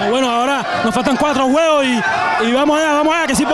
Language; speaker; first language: Spanish; native; Spanish